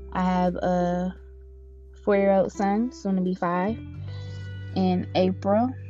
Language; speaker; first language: English; native; English